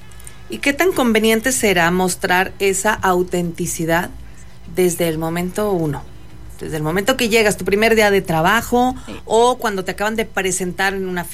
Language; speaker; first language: Spanish; native; Spanish